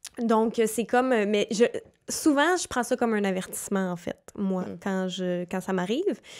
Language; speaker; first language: French; native; French